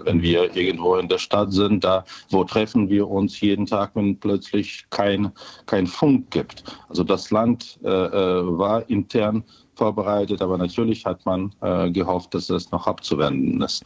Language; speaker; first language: German; non-native, fluent; Ukrainian